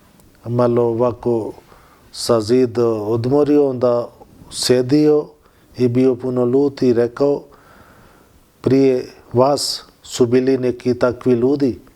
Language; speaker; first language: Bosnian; non-native, learner; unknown